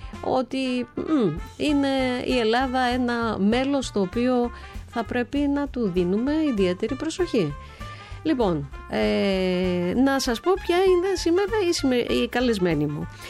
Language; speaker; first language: Greek; native; Greek